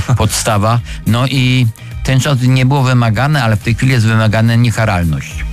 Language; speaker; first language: Polish; native; Polish